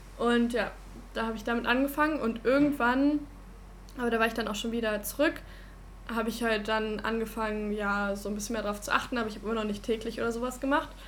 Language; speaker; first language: German; native; German